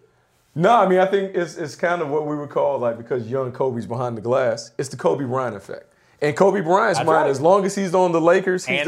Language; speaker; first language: English; native; English